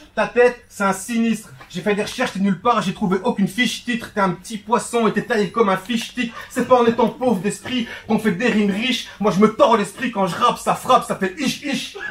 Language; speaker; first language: French; early bilingual, other home language; Turkish